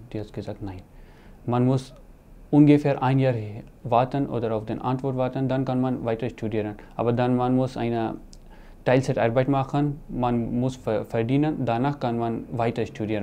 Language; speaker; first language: German; non-native, learner; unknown